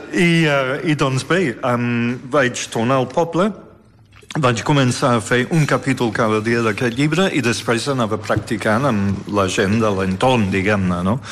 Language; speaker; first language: Catalan; non-native, fluent; English